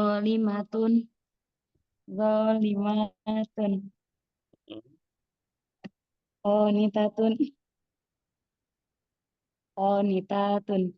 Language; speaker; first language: Arabic; non-native, learner; Indonesian